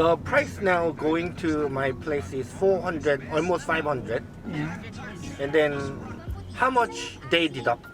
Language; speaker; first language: English; non-native, learner; Korean